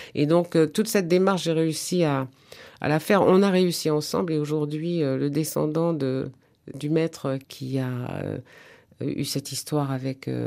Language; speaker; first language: French; native; French